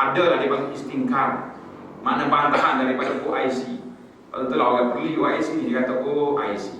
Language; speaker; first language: Malay; native; Malay